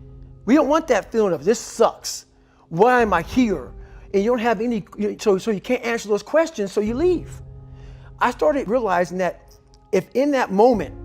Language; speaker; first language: English; native; English